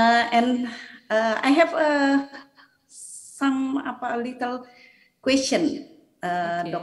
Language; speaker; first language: English; non-native, learner; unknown